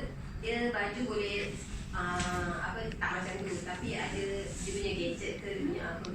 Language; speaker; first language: Malay; native; Malay